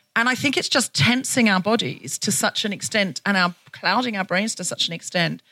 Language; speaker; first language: English; native; English